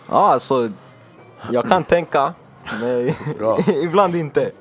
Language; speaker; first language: Swedish; early bilingual, other home language; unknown